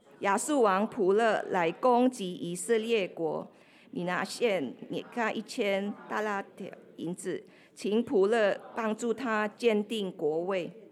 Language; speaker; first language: Chinese; non-native, fluent; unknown